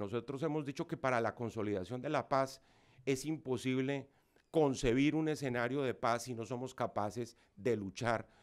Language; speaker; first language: Spanish; native; Spanish